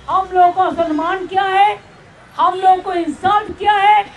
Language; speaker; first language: Hindi; non-native, local second language; Bangla